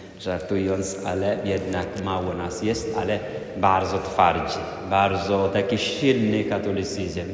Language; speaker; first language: Polish; non-native, fluent; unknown